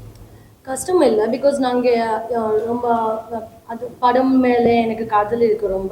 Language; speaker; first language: Tamil; non-native, fluent; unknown